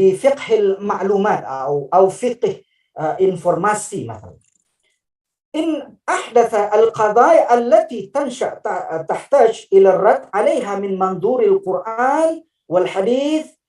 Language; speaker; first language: Arabic; non-native, fluent; Indonesian